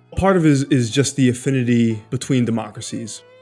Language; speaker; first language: English; early bilingual, other home language; Spanish